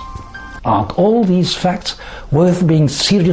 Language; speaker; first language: English; non-native, fluent; French